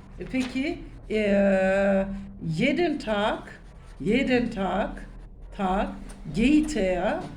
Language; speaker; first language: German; non-native, learner; Turkish